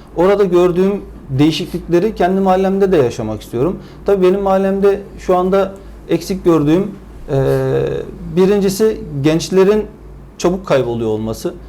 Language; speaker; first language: Turkish; native; Turkish